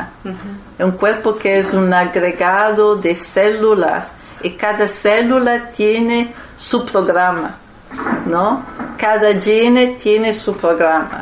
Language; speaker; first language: Spanish; non-native, fluent; Italian